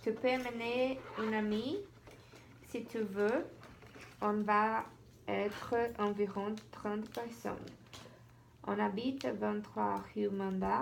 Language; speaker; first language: French; non-native, learner; Portuguese